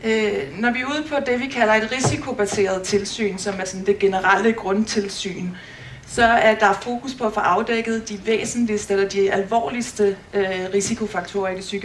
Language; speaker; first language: Danish; native; Danish